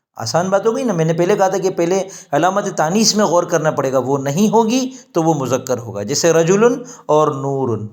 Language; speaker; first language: Urdu; native; Urdu